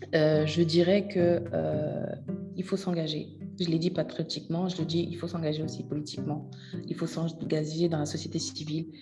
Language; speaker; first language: French; native; French